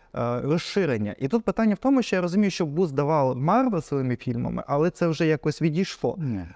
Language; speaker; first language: Ukrainian; non-native, local second language; Russian